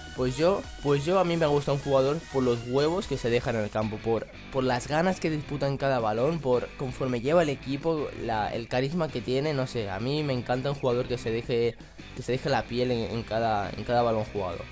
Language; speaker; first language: Spanish; native; Spanish